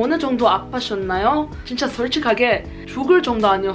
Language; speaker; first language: Korean; early bilingual, heritage; Korean